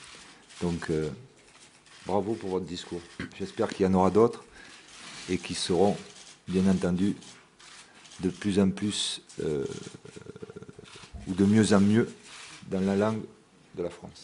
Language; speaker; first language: French; native; French